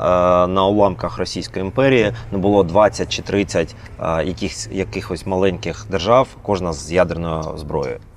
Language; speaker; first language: Ukrainian; native; Ukrainian